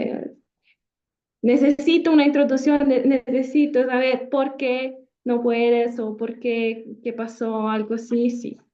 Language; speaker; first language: Spanish; non-native, fluent; Italian